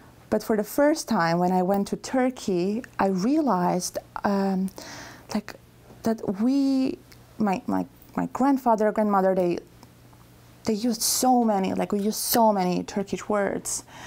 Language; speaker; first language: English; non-native, fluent; Armenian